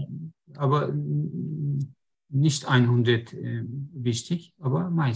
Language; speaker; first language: German; non-native, learner; Turkish